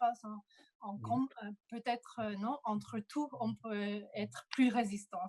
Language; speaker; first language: French; non-native, fluent; Spanish